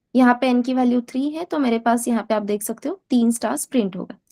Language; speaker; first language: Hindi; non-native, local second language; Marathi